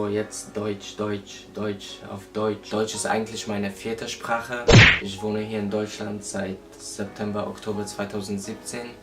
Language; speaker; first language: German; non-native, fluent; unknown